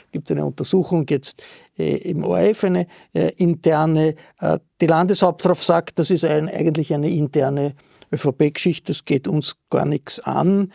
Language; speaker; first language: German; native; German